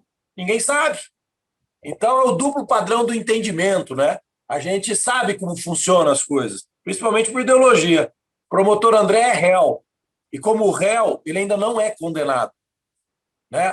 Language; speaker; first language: Portuguese; native; Portuguese